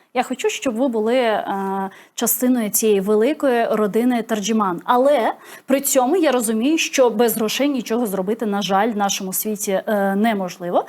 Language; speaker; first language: Ukrainian; non-native, local second language; Crimean Tatar